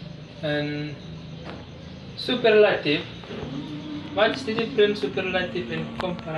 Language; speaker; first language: English; non-native, learner; Indonesian